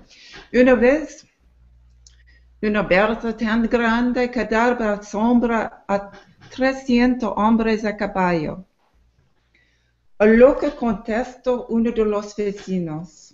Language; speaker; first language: Spanish; non-native, learner; English